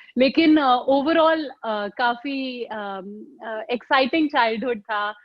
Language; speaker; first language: Hindi; native; Hindi